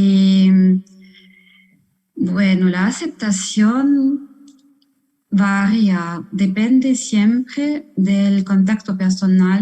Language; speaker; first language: Spanish; non-native, fluent; German